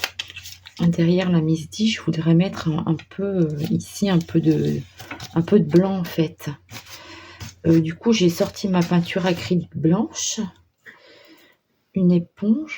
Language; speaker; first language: French; native; French